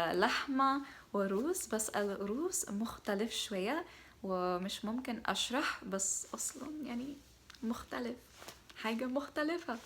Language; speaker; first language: Arabic; non-native, fluent; English